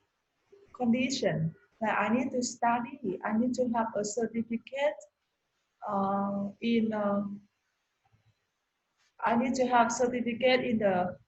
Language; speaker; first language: English; non-native, learner; Vietnamese